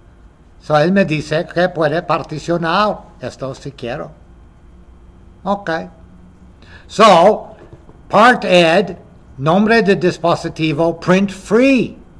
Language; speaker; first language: Spanish; non-native, fluent; English